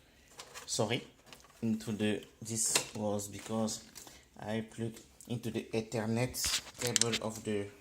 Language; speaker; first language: English; non-native, learner; French